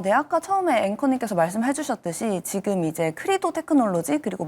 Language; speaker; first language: Korean; native; Korean